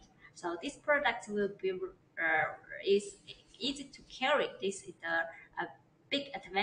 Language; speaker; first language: English; non-native, learner; Chinese